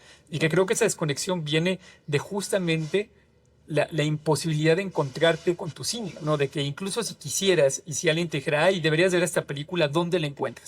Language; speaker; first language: Spanish; native; Spanish